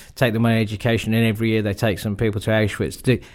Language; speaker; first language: English; native; English